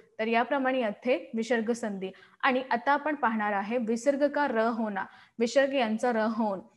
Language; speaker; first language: Marathi; non-native, local second language; Hindi